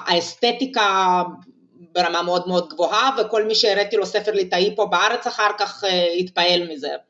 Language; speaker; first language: Hebrew; non-native, fluent; Russian